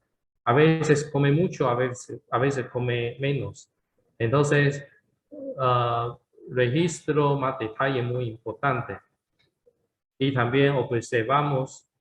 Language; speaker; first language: Spanish; non-native, learner; Chinese